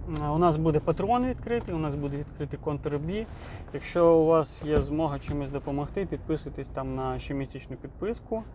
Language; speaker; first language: Ukrainian; non-native, local second language; Russian